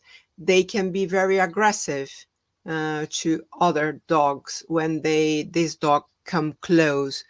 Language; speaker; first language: English; non-native, fluent; Portuguese